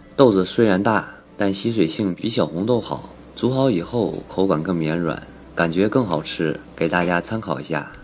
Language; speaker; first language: Chinese; native; Chinese